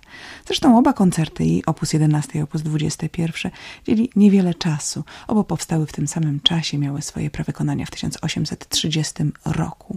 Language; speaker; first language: Polish; native; Polish